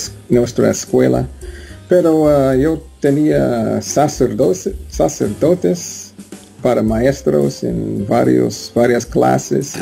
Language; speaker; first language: Spanish; non-native, learner; English